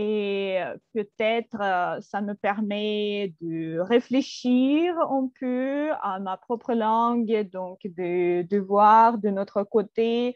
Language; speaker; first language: French; non-native, fluent; Russian